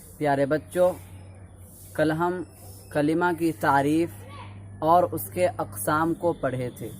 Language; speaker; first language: Urdu; native; Urdu